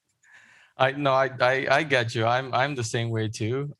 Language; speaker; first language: English; non-native, local second language; Chinese